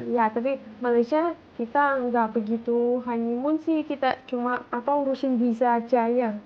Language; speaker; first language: Indonesian; non-native, fluent; Russian